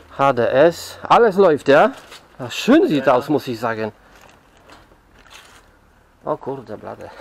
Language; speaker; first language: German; non-native, learner; Polish